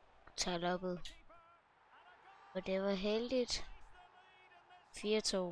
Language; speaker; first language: Danish; native; Danish